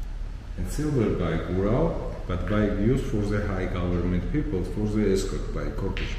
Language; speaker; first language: English; non-native, learner; Georgian